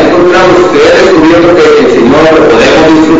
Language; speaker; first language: Spanish; native; Spanish